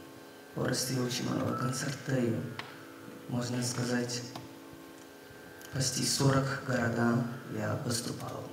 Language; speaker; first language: Russian; non-native, learner; Hindi